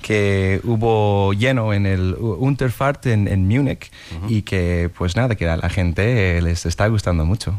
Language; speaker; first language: Spanish; native; Spanish